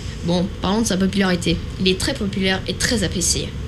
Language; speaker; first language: French; native; French